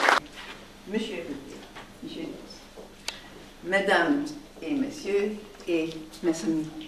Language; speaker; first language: French; non-native, fluent; Dutch